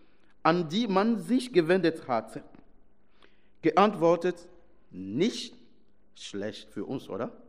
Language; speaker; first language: German; non-native, fluent; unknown